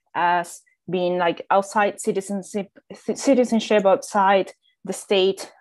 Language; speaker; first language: English; non-native, fluent; Spanish